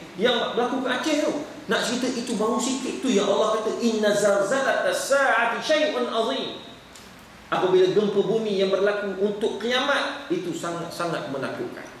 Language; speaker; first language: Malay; native; Malay